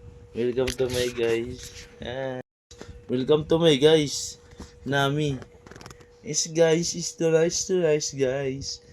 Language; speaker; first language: English; non-native, local second language; Filipino